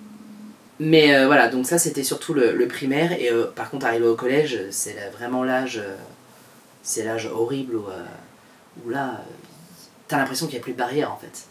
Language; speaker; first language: French; native; French